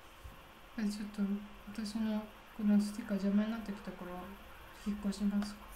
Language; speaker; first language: Japanese; non-native, learner; German